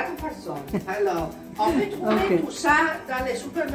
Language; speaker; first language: French; non-native, learner; Italian